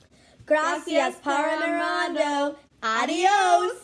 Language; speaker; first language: Spanish; non-native, learner; English